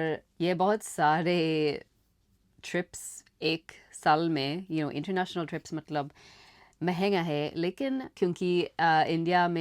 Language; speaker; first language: Hindi; non-native, learner; English